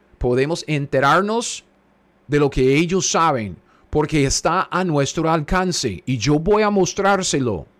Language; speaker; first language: Spanish; non-native, fluent; English